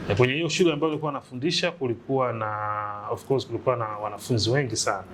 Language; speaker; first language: Swahili; native; Swahili